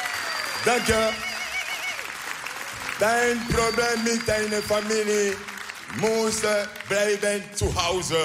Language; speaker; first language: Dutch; non-native, learner; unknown